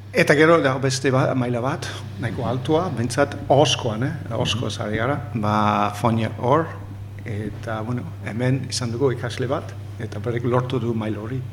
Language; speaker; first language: Basque; non-native, fluent; English